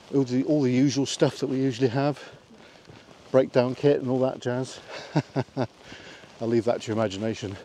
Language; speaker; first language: English; native; English